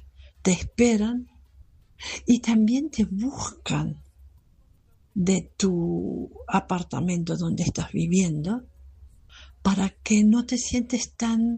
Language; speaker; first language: Spanish; non-native, fluent; German